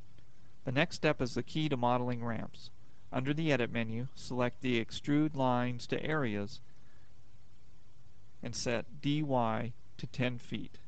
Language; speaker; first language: English; native; English